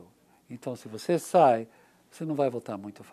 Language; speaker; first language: Portuguese; non-native, learner; English